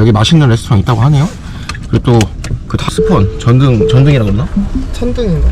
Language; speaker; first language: Korean; native; Korean